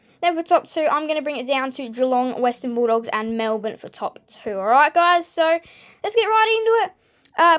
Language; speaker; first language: English; native; English